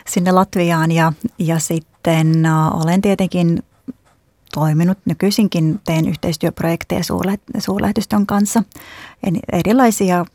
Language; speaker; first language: Finnish; non-native, fluent; Latvian